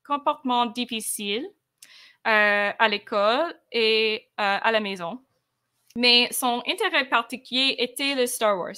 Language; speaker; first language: French; non-native, fluent; English